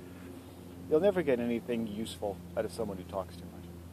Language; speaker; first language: English; native; English